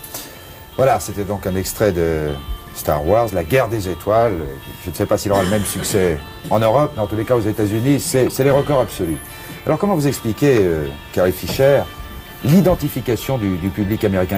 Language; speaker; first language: French; native; French